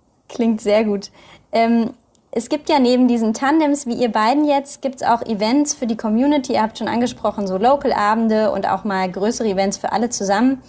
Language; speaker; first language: German; native; German